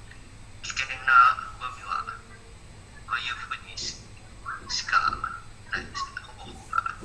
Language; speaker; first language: Japanese; non-native, learner; Indonesian